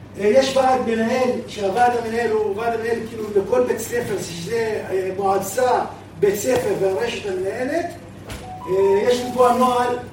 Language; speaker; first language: Hebrew; non-native, local second language; Arabic